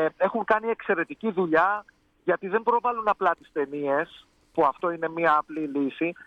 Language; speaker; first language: Greek; native; Greek